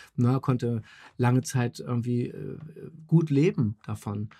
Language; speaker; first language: German; native; German